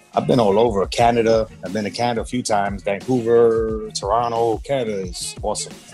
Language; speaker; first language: English; native; English